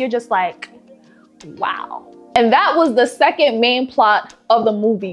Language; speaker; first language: English; native; English